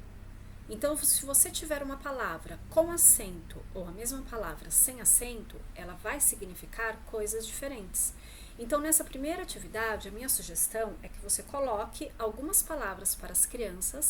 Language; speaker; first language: Portuguese; native; Portuguese